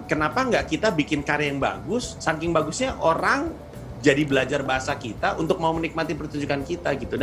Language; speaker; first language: Indonesian; native; Indonesian